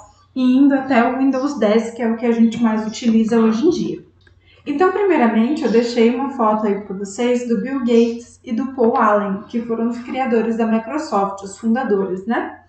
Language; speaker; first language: Portuguese; native; Portuguese